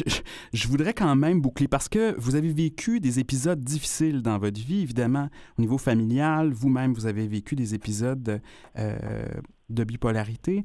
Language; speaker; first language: French; native; French